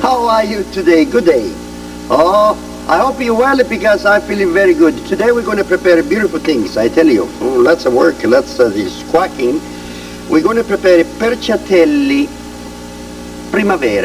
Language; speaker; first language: English; non-native, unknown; Italian